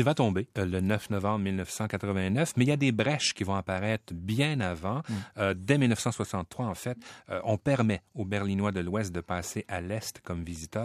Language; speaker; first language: French; native; French